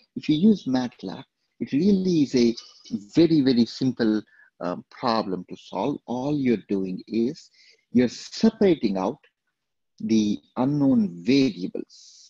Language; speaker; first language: English; non-native, local second language; Telugu